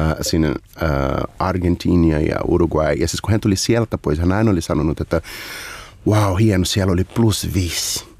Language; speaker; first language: Finnish; non-native, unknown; Portuguese